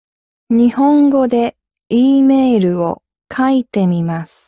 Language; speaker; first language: Japanese; non-native, learner; English